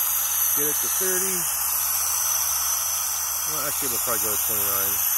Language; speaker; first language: English; native; English